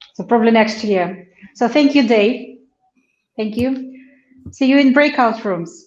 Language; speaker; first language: English; non-native, fluent; Russian